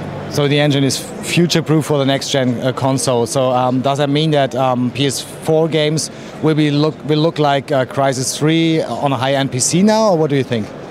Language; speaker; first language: English; non-native, fluent; German